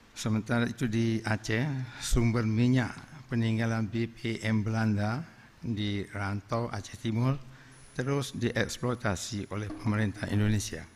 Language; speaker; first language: Indonesian; non-native, local second language; Achinese